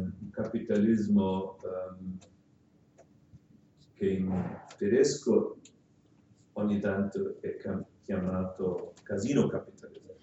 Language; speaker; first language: Italian; non-native, fluent; German